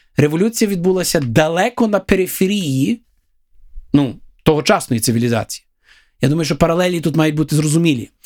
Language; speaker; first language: Ukrainian; early bilingual, heritage; Ukrainian